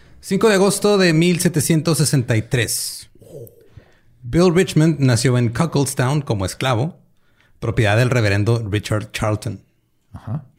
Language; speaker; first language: Spanish; native; Spanish